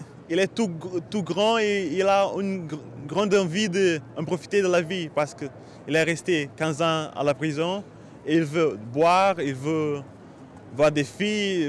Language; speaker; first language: French; non-native, fluent; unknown